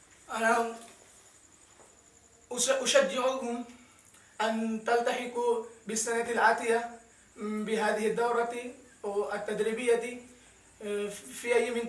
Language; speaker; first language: Arabic; non-native, learner; Urdu